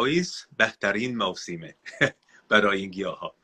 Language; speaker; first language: Persian; non-native, learner; English